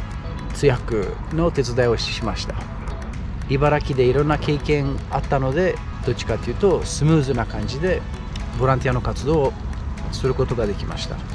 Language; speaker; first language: Japanese; non-native, fluent; Romanian